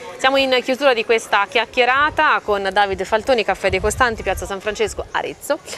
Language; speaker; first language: Italian; native; Italian